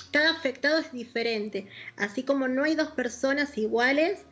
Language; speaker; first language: Spanish; native; Spanish